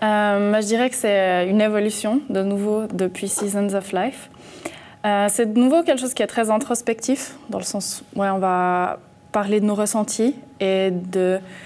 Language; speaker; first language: French; early bilingual, heritage; French